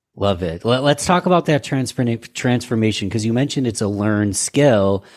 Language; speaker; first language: English; native; English